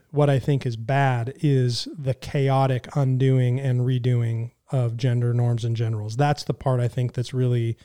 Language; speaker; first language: English; native; English